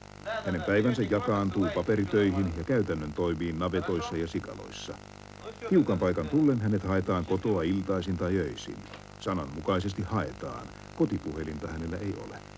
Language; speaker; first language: Finnish; native; Finnish